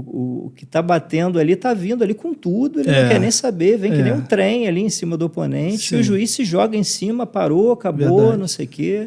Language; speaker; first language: Portuguese; native; Portuguese